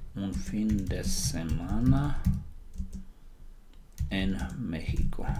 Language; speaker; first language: Spanish; non-native, learner; Slovak